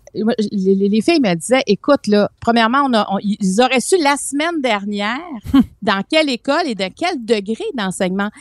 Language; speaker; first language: French; native; French